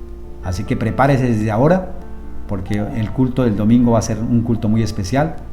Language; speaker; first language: Spanish; native; Spanish